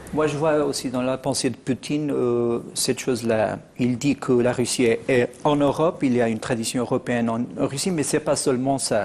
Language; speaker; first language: French; non-native, fluent; Portuguese